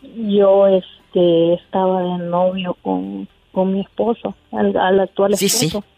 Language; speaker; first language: Spanish; native; Spanish